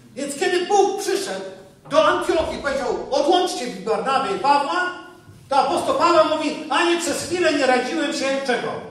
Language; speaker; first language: Polish; native; Polish